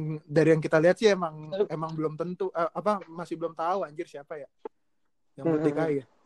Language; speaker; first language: Indonesian; native; Indonesian